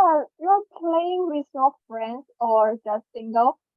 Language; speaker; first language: English; non-native, learner; Chinese